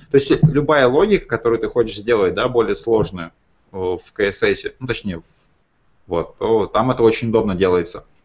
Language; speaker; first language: Russian; native; Russian